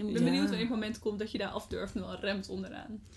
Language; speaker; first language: Dutch; native; Dutch